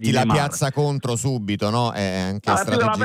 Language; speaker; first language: Italian; native; Italian